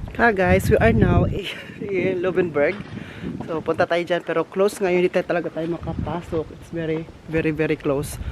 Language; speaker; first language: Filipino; non-native, local second language; Cebuano